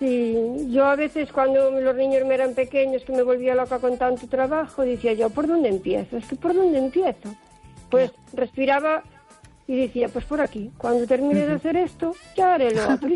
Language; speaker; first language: Spanish; native; Spanish